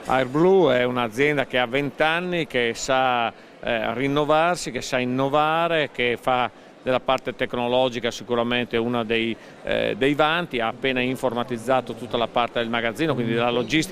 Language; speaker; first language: Italian; native; Italian